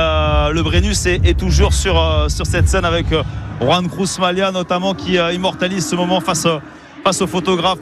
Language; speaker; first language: French; native; French